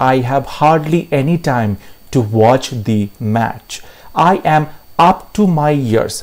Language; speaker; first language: English; non-native, local second language; Bangla